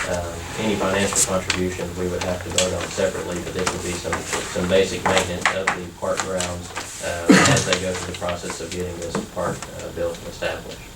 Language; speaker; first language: English; native; English